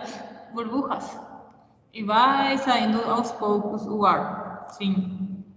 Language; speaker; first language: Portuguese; non-native, fluent; Spanish